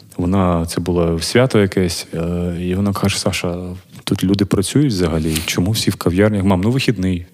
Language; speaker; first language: Ukrainian; native; Ukrainian